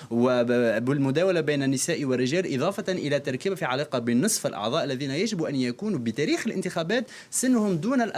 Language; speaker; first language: Arabic; native; Arabic